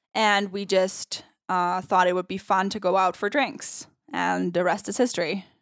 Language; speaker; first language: English; non-native, fluent; Italian